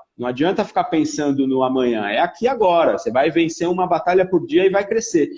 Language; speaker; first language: Portuguese; early bilingual, other home language; Italian